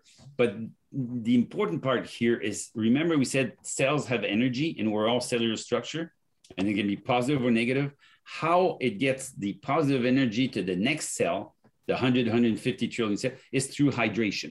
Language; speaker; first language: English; non-native, fluent; French